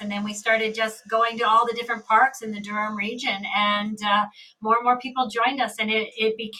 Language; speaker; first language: English; native; English